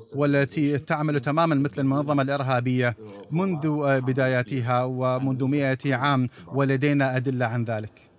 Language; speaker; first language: Arabic; non-native, fluent; Russian